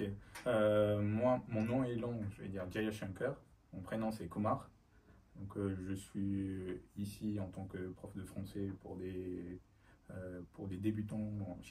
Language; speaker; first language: French; early bilingual, other home language; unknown